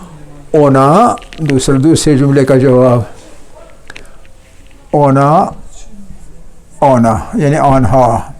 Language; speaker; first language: Persian; non-native, fluent; Urdu